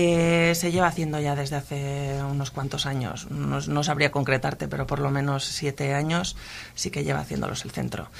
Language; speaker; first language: Spanish; native; Spanish